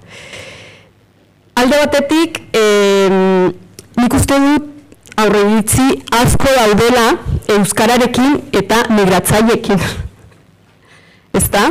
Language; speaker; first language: Basque; non-native, fluent; Spanish